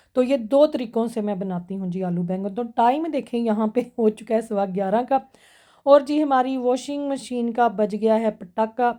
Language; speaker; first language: Urdu; non-native, local second language; Punjabi